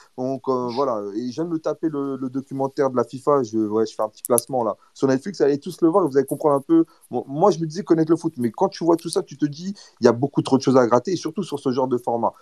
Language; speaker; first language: French; early bilingual, other home language; Portuguese